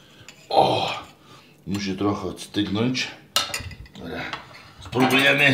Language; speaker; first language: Polish; non-native, fluent; Lithuanian